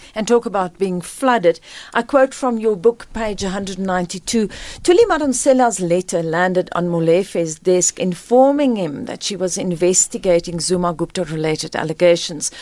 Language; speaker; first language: English; non-native, local second language; Afrikaans